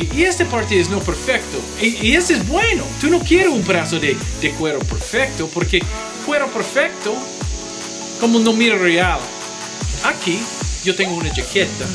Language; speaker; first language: Spanish; non-native, learner; English